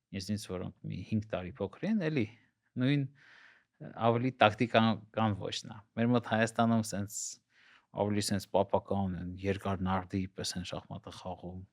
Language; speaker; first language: Armenian; non-native, local second language; Russian